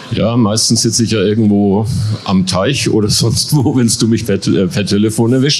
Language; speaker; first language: German; native; German